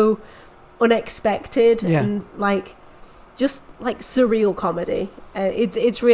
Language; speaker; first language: English; native; English